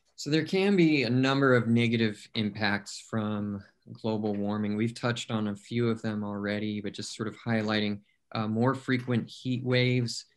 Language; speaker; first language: English; native; English